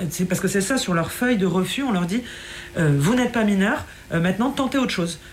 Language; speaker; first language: French; native; French